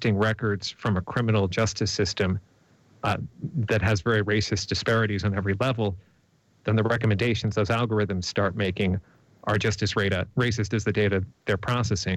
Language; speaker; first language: English; native; English